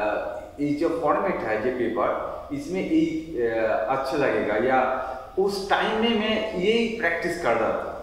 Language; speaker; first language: Hindi; non-native, local second language; Bangla